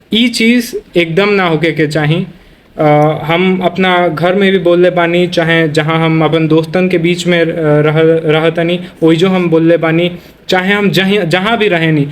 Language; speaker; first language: Bhojpuri; non-native, local second language; Hindi